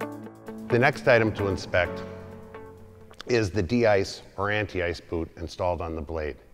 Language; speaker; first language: English; native; English